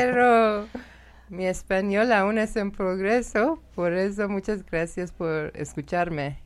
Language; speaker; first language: Spanish; non-native, learner; Persian